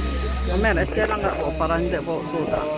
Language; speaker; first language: Filipino; non-native, local second language; Chavacano